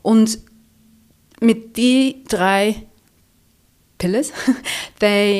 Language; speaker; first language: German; non-native, fluent; English